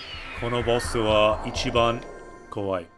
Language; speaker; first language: Japanese; non-native, fluent; English